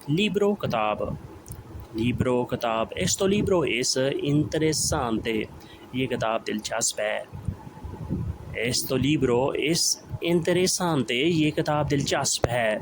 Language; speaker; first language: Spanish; non-native, learner; Urdu